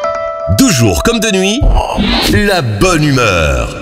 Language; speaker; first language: French; native; French